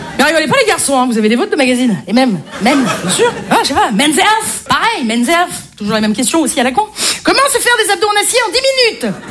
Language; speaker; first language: French; native; French